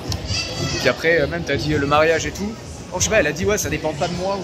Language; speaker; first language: French; native; French